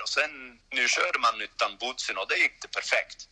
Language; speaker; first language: Swedish; non-native, learner; French